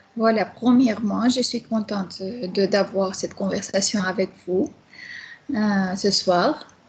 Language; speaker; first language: French; non-native, fluent; Armenian